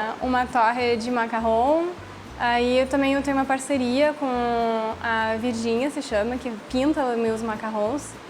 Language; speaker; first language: Portuguese; non-native, fluent; French